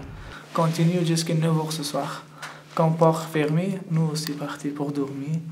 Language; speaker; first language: French; non-native, learner; Persian